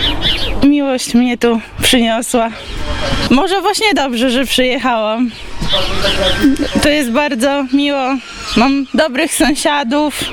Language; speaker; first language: Polish; non-native, local second language; Ukrainian